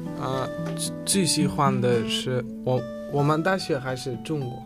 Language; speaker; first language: Chinese; non-native, learner; Uzbek